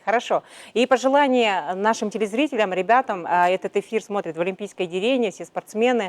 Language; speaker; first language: Russian; native; Russian